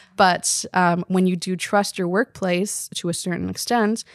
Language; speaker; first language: English; native; English